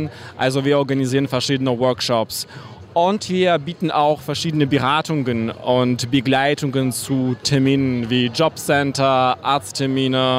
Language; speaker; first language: German; non-native, fluent; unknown